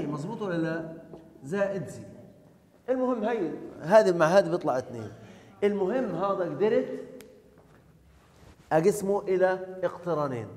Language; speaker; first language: Arabic; native; Arabic